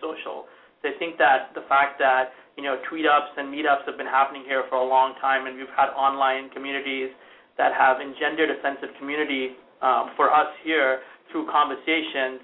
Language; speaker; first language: English; non-native, local second language; Hindi